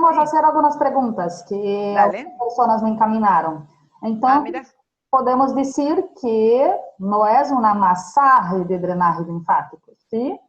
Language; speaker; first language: Spanish; non-native, fluent; Portuguese